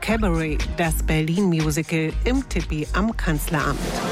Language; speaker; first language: German; native; German